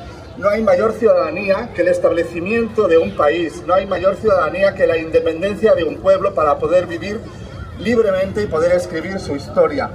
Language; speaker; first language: Spanish; native; Spanish